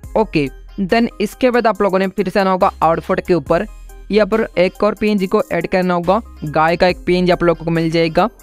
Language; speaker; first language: Hindi; non-native, local second language; Odia